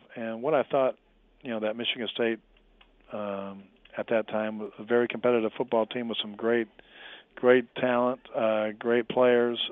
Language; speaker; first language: English; native; English